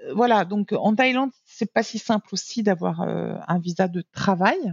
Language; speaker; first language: French; native; French